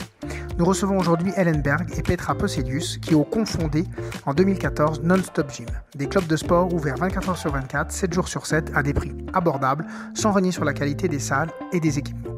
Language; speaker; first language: French; native; French